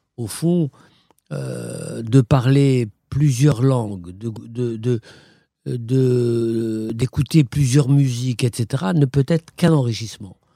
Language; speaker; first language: French; non-native, local second language; Arabic